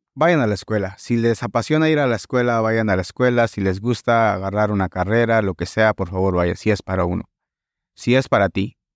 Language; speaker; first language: Spanish; native; Spanish